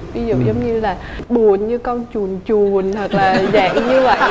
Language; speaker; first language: Vietnamese; native; Vietnamese